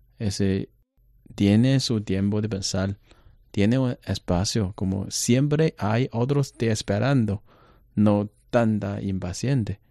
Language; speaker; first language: Spanish; non-native, learner; Chinese